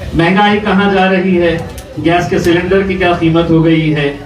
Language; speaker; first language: Hindi; non-native, local second language; Marathi